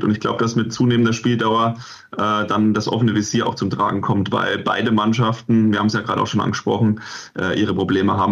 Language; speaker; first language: German; native; German